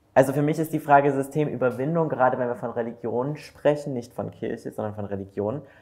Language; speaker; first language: German; native; German